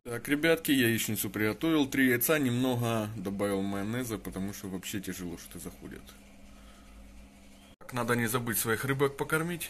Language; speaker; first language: Russian; native; Russian